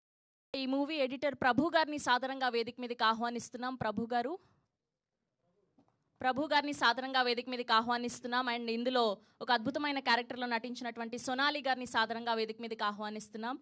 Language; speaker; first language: Telugu; native; Telugu